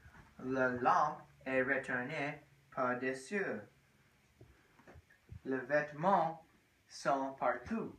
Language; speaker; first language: French; non-native, learner; English